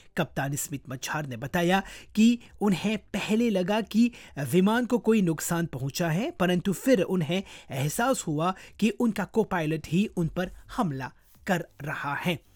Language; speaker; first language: Hindi; non-native, local second language; Morisyen